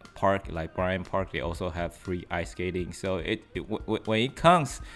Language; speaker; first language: English; non-native, fluent; Chinese